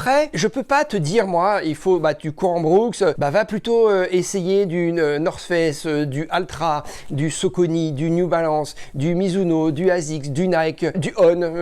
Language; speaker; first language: French; native; French